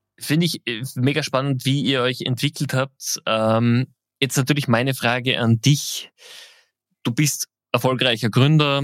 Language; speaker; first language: German; native; German